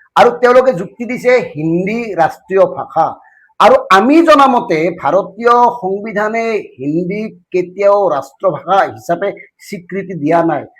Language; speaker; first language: Assamese; native; Assamese